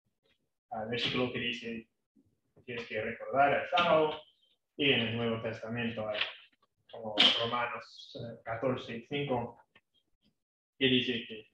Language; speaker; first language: Spanish; non-native, fluent; English